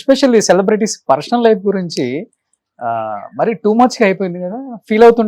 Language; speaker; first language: Telugu; native; Telugu